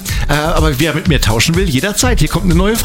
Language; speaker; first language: German; native; German